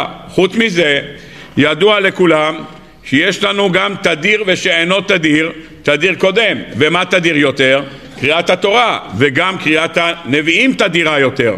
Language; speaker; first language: Hebrew; native; Hebrew